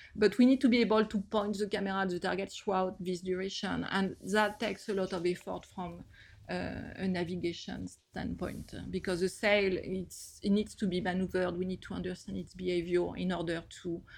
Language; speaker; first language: English; non-native, fluent; French